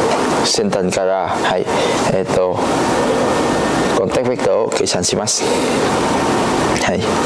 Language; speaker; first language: Japanese; non-native, learner; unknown